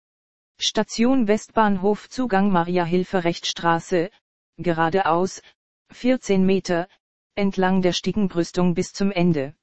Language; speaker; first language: German; native; German